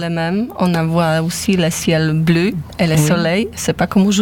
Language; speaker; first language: French; non-native, learner; Polish